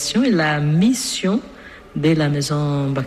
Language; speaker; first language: French; non-native, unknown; Portuguese